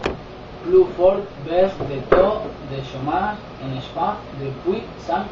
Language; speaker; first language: French; non-native, learner; Spanish